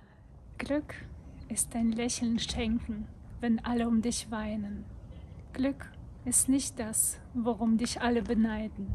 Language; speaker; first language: German; non-native, fluent; Russian